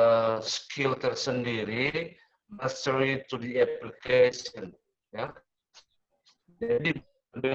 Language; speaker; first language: English; non-native, learner; Indonesian